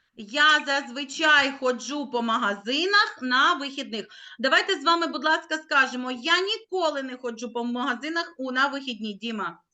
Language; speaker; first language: Ukrainian; native; Ukrainian